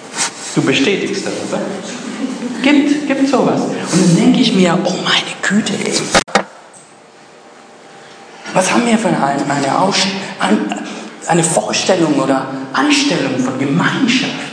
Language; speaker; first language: German; early bilingual, other home language; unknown